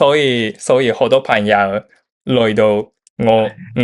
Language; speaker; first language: Cantonese; non-native, learner; Japanese